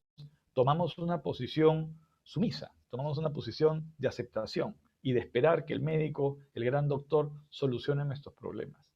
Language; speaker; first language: Spanish; native; Spanish